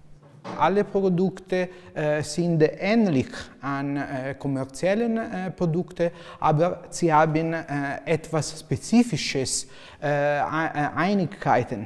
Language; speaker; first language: German; non-native, fluent; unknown